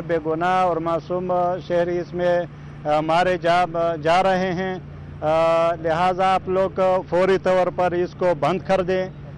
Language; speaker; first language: Urdu; native; Urdu